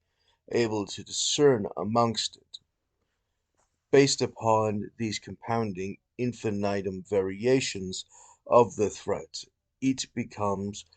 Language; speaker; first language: English; native; English